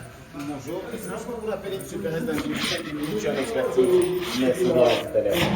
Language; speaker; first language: French; native; French